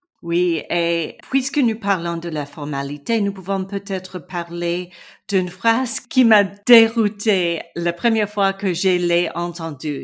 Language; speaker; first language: French; non-native, learner; English